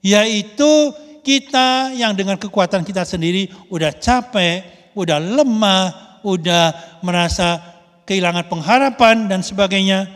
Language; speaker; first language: Indonesian; native; Indonesian